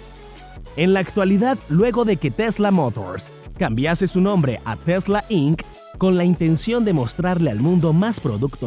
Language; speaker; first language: Spanish; native; Spanish